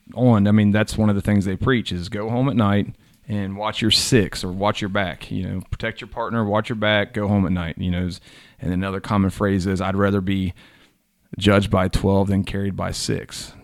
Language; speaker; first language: English; native; English